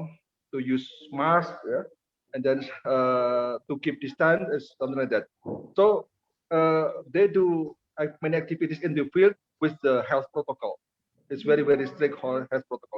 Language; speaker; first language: English; non-native, fluent; Indonesian